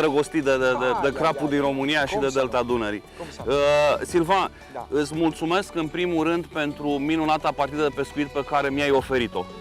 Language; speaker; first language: Romanian; native; Romanian